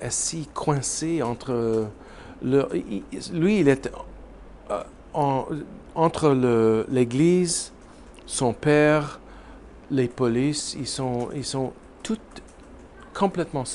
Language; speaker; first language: French; non-native, learner; English